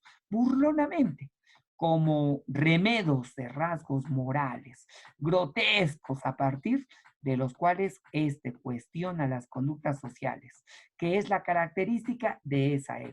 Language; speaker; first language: Spanish; native; Spanish